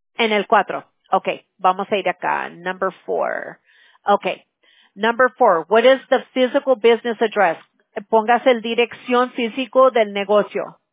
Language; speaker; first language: Spanish; early bilingual, other home language; English